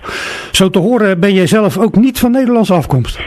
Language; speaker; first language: Dutch; native; Dutch